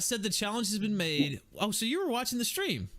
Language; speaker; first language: English; native; English